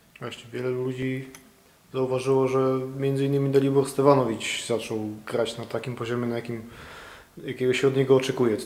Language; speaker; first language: Polish; native; Polish